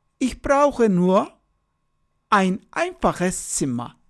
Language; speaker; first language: German; non-native, fluent; Turkish